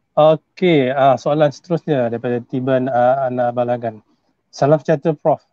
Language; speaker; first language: Malay; native; Malay